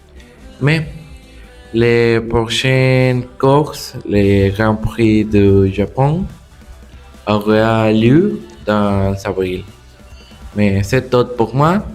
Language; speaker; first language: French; non-native, learner; Spanish